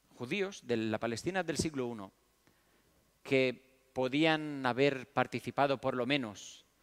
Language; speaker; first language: Spanish; early bilingual, other home language; Romanian